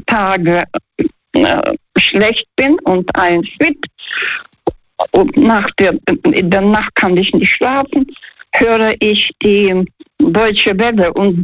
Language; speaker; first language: German; early bilingual, heritage; Russian